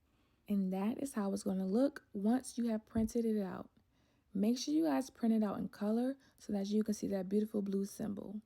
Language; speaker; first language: English; native; English